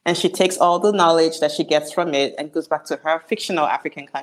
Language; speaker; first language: English; non-native, local second language; Igbo